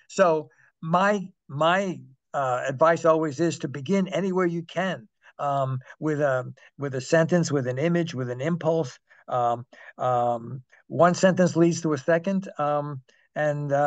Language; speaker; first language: English; native; English